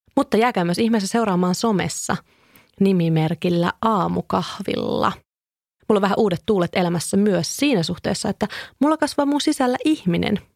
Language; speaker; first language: Finnish; native; Finnish